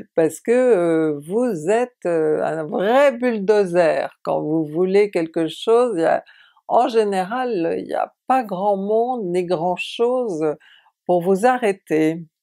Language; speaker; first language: French; native; French